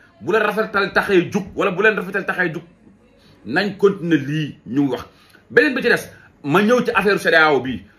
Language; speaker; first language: Wolof; native; Wolof